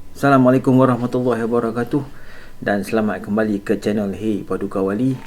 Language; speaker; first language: Malay; native; Malay